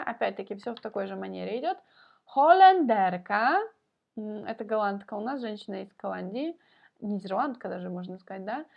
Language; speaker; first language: Polish; non-native, fluent; Russian